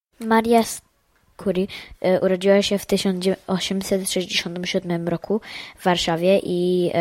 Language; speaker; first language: Polish; early bilingual, heritage; Polish